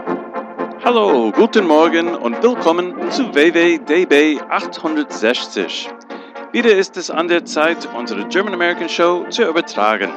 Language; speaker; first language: German; early bilingual, heritage; English